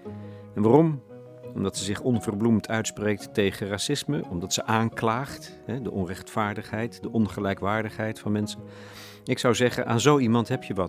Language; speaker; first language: Dutch; native; Dutch